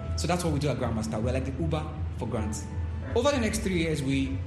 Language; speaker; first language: English; non-native, local second language; Yoruba